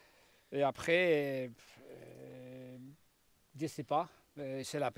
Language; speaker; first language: French; non-native, learner; Spanish